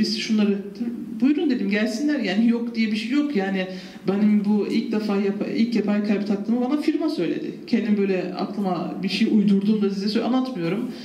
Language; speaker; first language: Turkish; early bilingual, heritage; Turkish